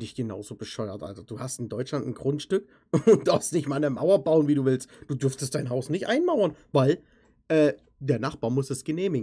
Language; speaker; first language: German; native; German